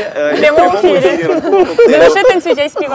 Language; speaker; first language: Ukrainian; native; Ukrainian